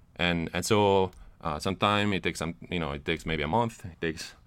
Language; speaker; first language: English; non-native, fluent; Italian